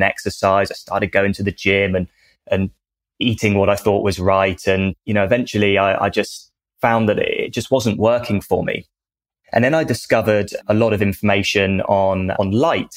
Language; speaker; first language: English; native; English